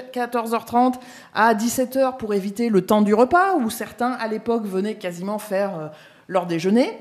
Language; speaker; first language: French; native; French